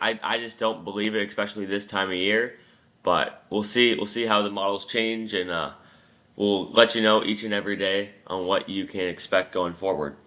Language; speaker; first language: English; native; English